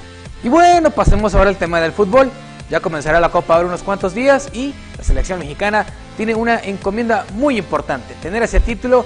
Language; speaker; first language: Spanish; native; Spanish